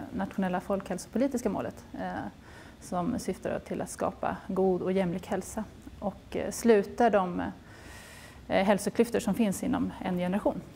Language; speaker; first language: Swedish; native; Swedish